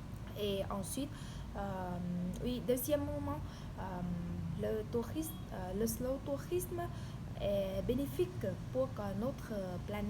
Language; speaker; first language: French; non-native, learner; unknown